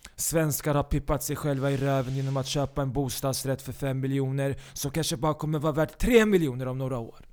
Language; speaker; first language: Swedish; early bilingual, other home language; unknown